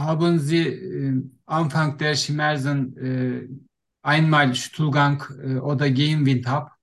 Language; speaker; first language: German; non-native, learner; Turkish